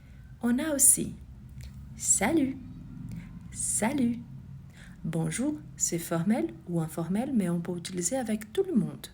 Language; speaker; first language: French; non-native, fluent; Portuguese